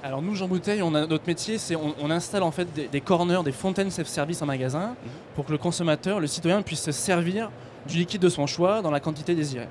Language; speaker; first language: French; native; French